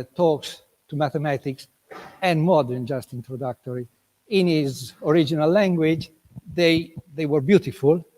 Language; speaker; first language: English; non-native, fluent; Italian